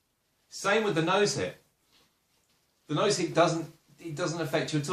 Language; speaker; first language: English; native; English